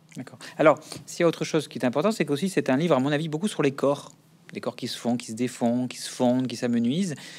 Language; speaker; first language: French; native; French